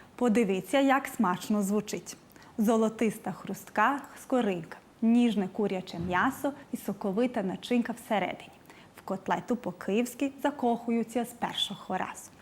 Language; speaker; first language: Ukrainian; early bilingual, heritage; Ukrainian